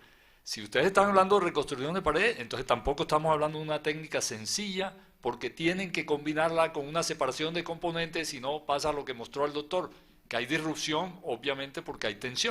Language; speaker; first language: Spanish; native; Spanish